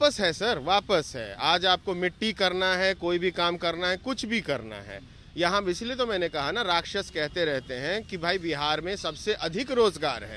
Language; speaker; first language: Hindi; native; Hindi